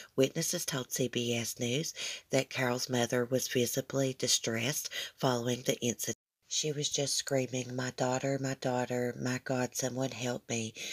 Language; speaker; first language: English; native; English